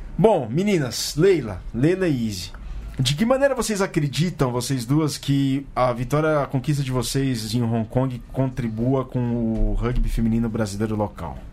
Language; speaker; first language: Portuguese; native; Portuguese